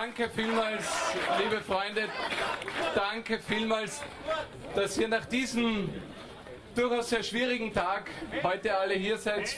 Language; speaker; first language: German; native; German